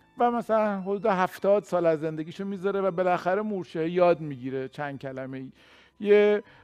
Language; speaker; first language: Persian; native; Persian